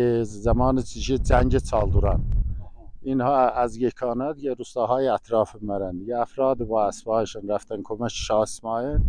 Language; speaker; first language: Persian; non-native, local second language; Azerbaijani